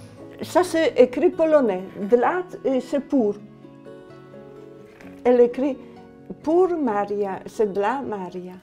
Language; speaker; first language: French; non-native, learner; Polish